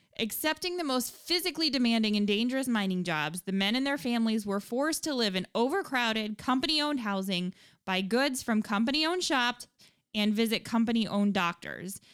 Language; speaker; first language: English; native; English